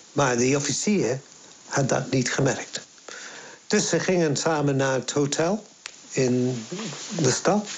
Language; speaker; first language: Dutch; non-native, fluent; English